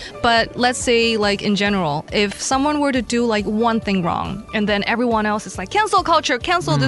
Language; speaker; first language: English; non-native, local second language; Chinese